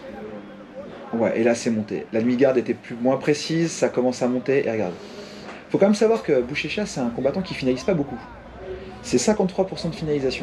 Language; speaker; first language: French; native; French